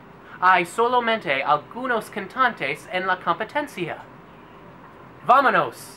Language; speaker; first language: Spanish; non-native, learner; English